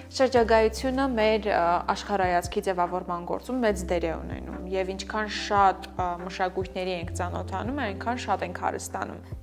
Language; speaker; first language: Armenian; native; Armenian